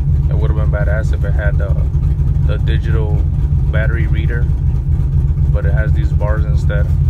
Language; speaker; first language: English; early bilingual, other home language; Spanish